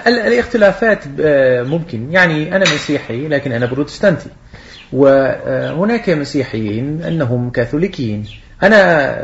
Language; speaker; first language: Arabic; non-native, fluent; Dutch